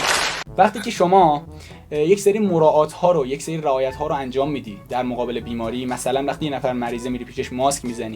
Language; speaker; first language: Persian; native; Persian